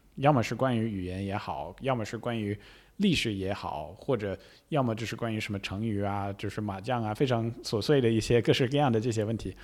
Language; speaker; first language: Chinese; non-native, fluent; English